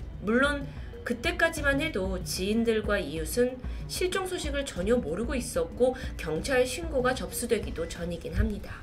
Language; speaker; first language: Korean; native; Korean